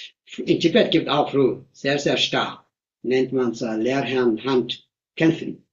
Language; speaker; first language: German; non-native, fluent; Tibetan